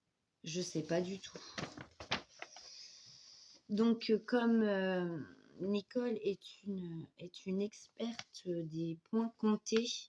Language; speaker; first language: French; native; French